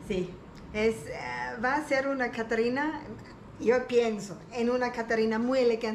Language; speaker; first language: Spanish; non-native, learner; German